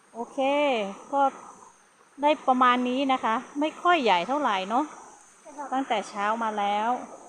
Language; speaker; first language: Thai; non-native, local second language; Hmong